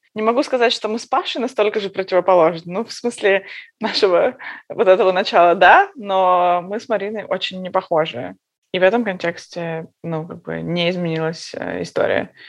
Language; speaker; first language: Russian; native; Russian